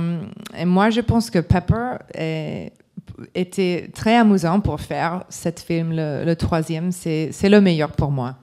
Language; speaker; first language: French; non-native, learner; English